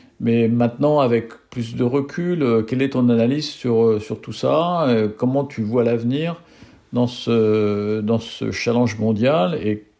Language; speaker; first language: French; native; French